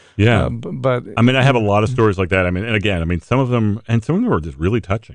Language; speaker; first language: English; native; English